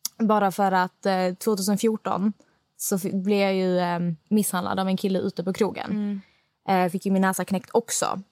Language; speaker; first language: Swedish; native; Swedish